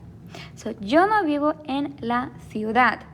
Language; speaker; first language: Spanish; non-native, fluent; English